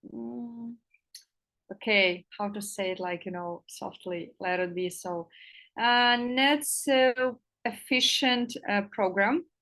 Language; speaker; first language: English; non-native, fluent; Russian